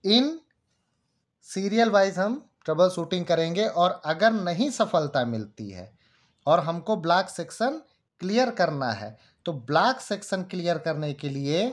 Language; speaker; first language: Hindi; native; Hindi